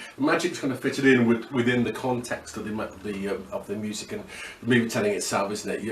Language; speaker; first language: English; native; English